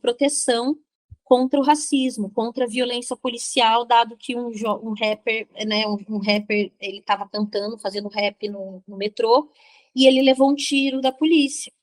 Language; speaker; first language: Portuguese; native; Portuguese